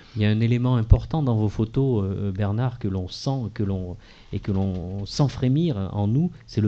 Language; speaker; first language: French; native; French